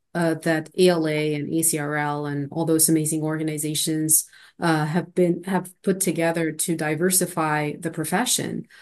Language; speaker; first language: English; non-native, fluent; Arabic